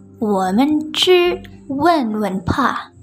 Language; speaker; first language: Chinese; non-native, learner; Indonesian